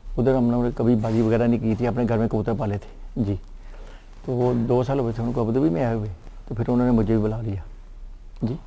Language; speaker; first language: Urdu; non-native, local second language; Punjabi